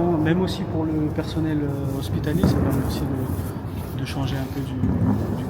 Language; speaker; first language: French; non-native, fluent; Russian